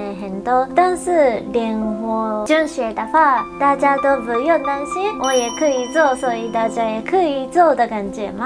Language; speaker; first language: Chinese; non-native, learner; Japanese